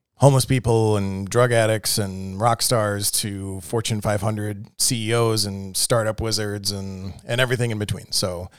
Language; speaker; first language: English; native; English